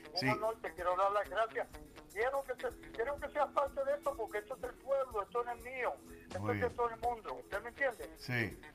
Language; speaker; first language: Spanish; early bilingual, heritage; Spanish